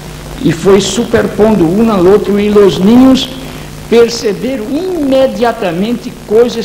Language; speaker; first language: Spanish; non-native, fluent; Portuguese